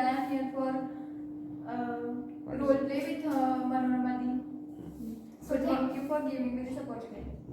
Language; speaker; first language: English; non-native, learner; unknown